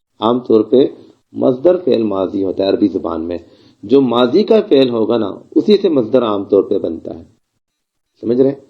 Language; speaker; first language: Urdu; non-native, local second language; Baluchi